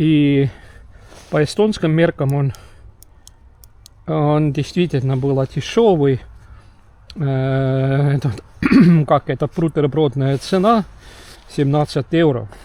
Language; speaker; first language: Russian; non-native, local second language; Estonian